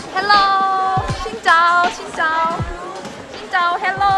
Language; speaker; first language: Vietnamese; non-native, learner; Japanese